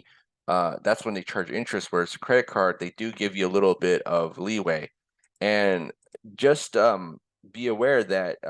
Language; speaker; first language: English; early bilingual, other home language; Korean